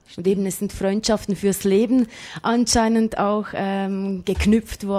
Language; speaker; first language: German; native; German